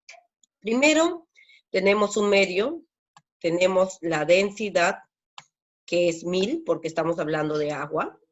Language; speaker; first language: Spanish; native; Spanish